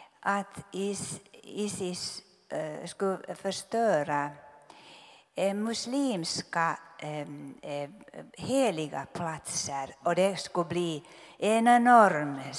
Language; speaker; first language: Swedish; non-native, local second language; Finnish